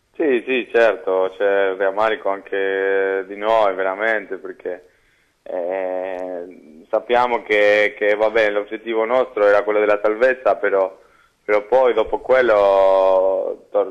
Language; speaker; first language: Italian; non-native, fluent; Spanish